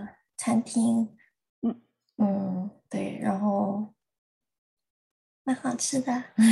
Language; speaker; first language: Chinese; early bilingual, heritage; Chinese